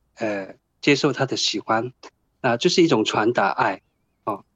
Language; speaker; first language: Chinese; non-native, local second language; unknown